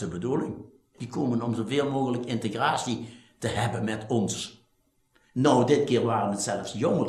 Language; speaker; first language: Dutch; native; Dutch